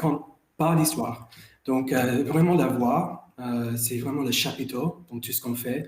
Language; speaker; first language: French; non-native, fluent; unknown